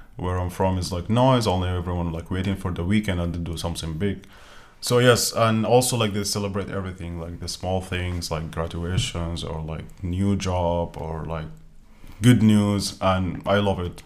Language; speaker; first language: English; non-native, fluent; Arabic